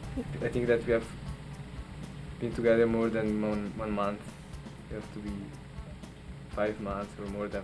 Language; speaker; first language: English; non-native, learner; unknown